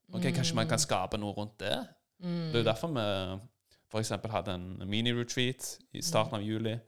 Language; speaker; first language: Norwegian; native; Norwegian